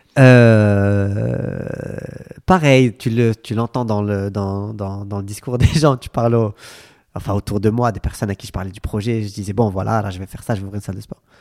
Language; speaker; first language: French; non-native, local second language; Arabic